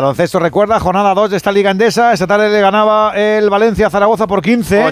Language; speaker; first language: Spanish; native; Spanish